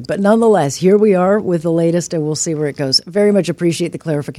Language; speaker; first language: English; native; English